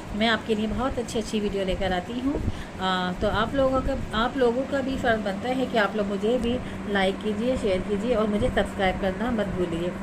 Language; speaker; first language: Urdu; native; Urdu